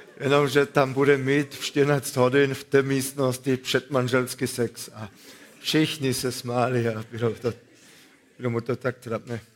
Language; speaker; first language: Czech; non-native, fluent; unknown